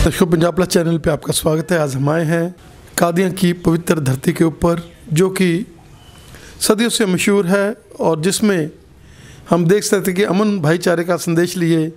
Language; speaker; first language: Hindi; non-native, local second language; Punjabi